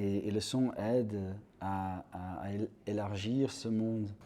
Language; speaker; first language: French; non-native, local second language; Dutch